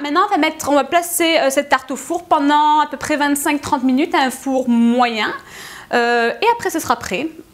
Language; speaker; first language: French; native; French